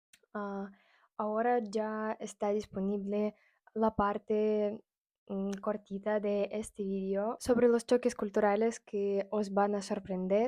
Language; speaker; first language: Spanish; non-native, fluent; Russian